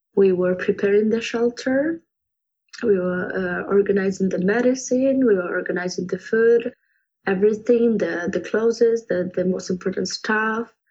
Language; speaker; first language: English; non-native, fluent; Ukrainian